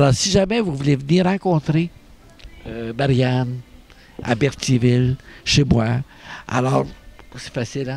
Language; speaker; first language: French; native; French